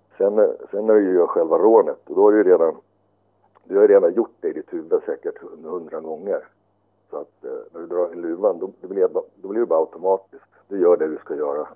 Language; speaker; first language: Swedish; early bilingual, other home language; Finnish